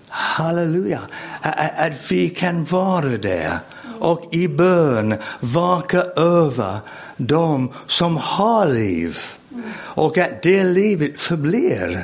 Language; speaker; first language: Swedish; non-native, fluent; English